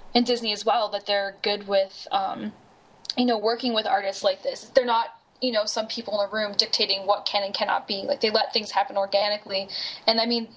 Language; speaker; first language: English; native; English